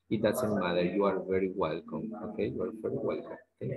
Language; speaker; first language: English; non-native, fluent; Spanish